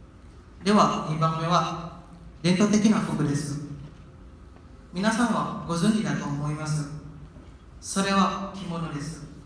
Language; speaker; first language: Japanese; non-native, learner; Indonesian